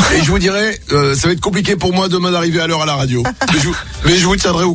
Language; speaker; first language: French; native; French